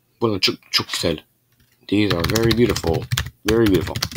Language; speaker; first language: Turkish; non-native, learner; English